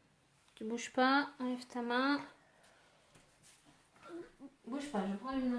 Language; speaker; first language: French; native; French